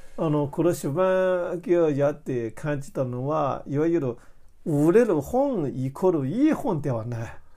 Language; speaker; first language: Japanese; non-native, fluent; Chinese